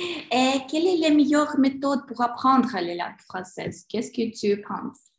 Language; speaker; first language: French; non-native, learner; Ukrainian